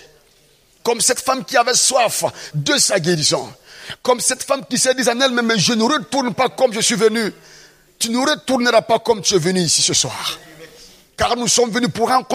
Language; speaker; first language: French; non-native, local second language; Mossi